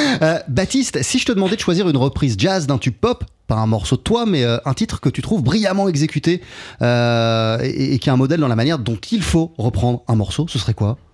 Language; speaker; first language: French; native; French